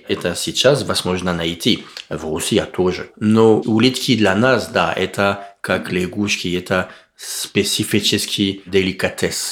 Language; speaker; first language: Russian; non-native, learner; French